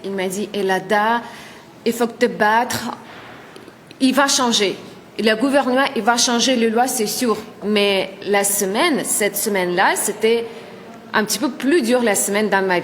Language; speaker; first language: French; non-native, learner; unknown